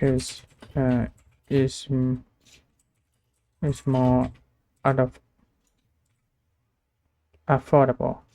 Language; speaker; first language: English; non-native, learner; Vietnamese